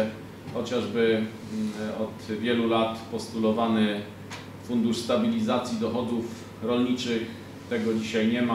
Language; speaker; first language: Polish; native; Polish